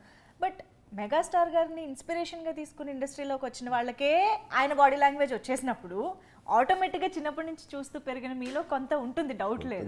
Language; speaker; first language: Telugu; native; Telugu